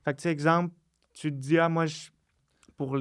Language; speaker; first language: French; native; French